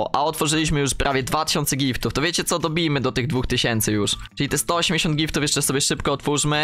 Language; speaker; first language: Polish; native; Polish